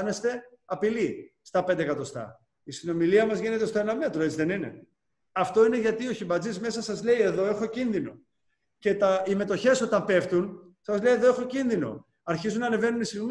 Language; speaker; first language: Greek; native; Greek